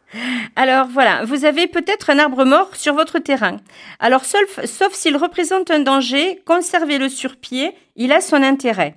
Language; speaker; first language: French; native; French